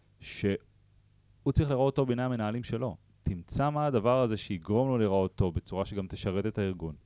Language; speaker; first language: Hebrew; native; Hebrew